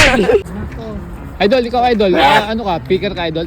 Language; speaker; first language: Filipino; native; Filipino